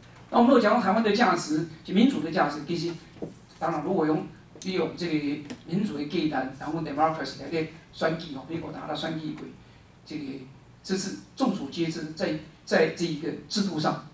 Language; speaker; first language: Chinese; native; Chinese